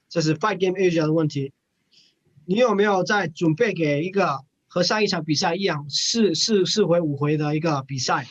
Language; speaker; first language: Chinese; early bilingual, heritage; English